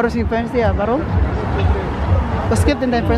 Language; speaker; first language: German; non-native, learner; Filipino